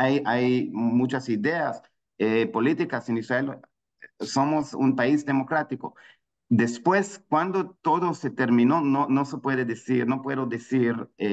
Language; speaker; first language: Spanish; non-native, fluent; Hebrew